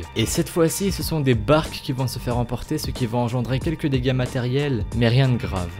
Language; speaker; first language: French; native; French